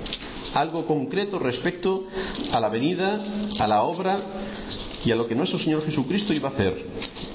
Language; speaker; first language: Spanish; native; Spanish